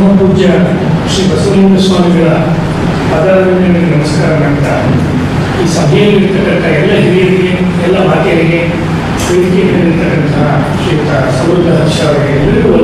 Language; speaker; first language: Kannada; native; Kannada